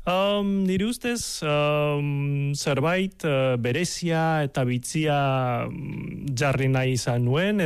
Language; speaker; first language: Basque; non-native, local second language; Spanish